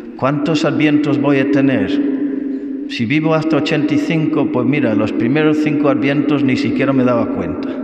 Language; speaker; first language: Spanish; non-native, fluent; English